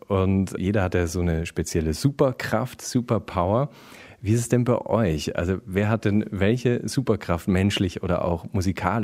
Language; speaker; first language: German; native; German